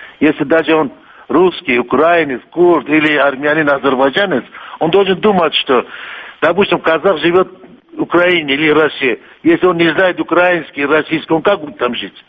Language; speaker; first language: Russian; non-native, local second language; Kurdish